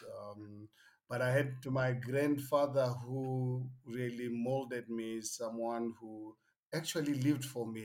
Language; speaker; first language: English; non-native, local second language; Northern Sotho